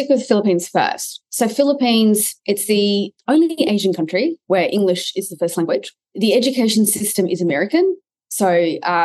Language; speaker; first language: English; native; English